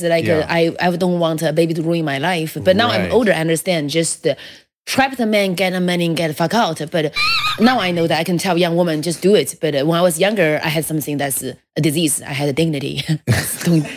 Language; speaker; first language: English; non-native, fluent; Chinese